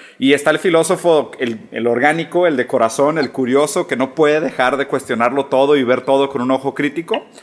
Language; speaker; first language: Spanish; early bilingual, other home language; Portuguese